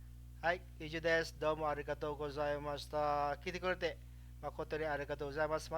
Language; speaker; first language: Japanese; non-native, fluent; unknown